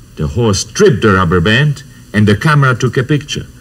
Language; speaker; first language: English; non-native, fluent; Czech